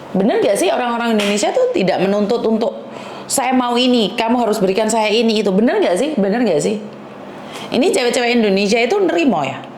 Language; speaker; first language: Indonesian; native; Indonesian